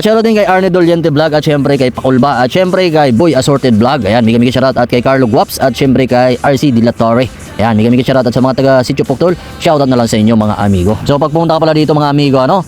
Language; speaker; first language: Filipino; non-native, local second language; Masbatenyo